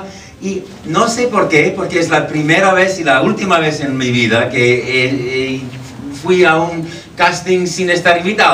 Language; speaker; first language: Spanish; non-native, fluent; English